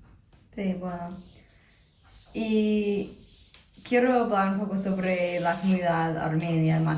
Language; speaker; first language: Spanish; non-native, fluent; English